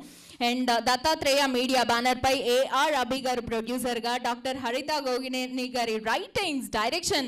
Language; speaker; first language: Telugu; native; Telugu